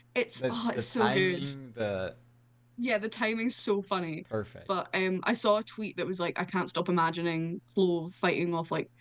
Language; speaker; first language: English; native; English